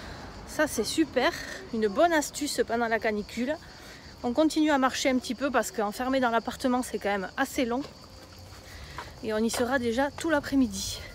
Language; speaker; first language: French; native; French